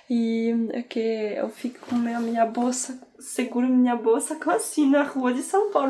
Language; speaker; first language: Portuguese; non-native, fluent; French